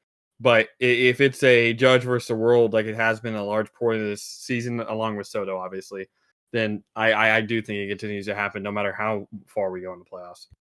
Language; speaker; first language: English; native; English